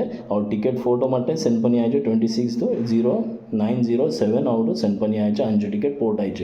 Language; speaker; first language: Tamil; non-native, learner; Kannada